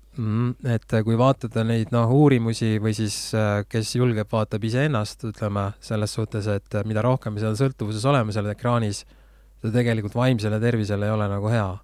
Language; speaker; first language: Estonian; native; Estonian